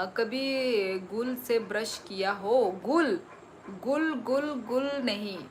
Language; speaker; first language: Hindi; non-native, local second language; Kok Borok